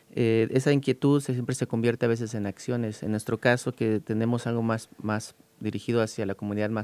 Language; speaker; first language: Spanish; native; Spanish